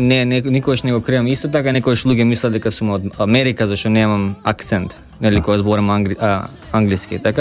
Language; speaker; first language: Macedonian; early bilingual, heritage; Macedonian